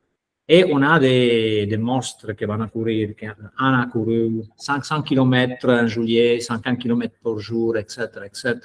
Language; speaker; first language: French; non-native, fluent; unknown